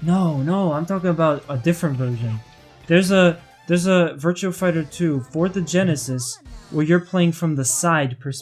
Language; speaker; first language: English; native; English